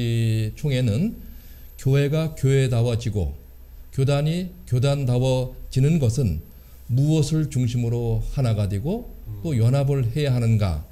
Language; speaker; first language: Korean; native; Korean